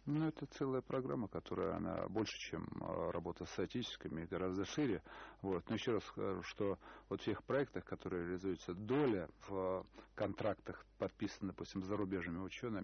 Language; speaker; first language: Russian; native; Russian